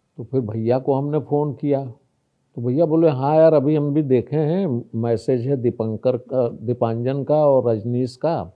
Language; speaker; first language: Hindi; native; Hindi